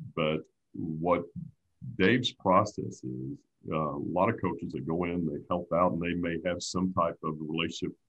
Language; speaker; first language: English; native; English